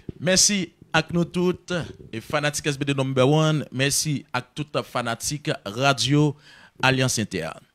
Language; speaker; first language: French; non-native, local second language; Haitian Creole